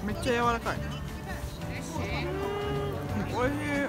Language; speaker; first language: Japanese; non-native, fluent; Hungarian